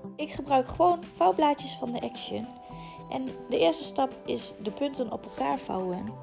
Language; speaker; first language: Dutch; native; Dutch